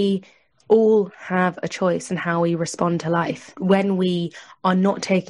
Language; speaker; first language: English; native; English